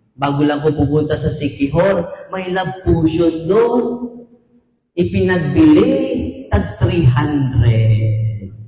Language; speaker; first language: Filipino; non-native, local second language; Cebuano